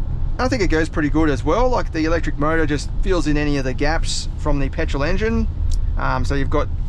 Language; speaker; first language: English; native; English